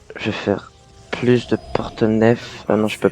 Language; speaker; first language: French; native; French